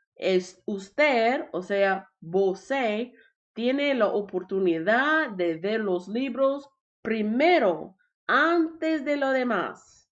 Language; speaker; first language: Spanish; non-native, learner; English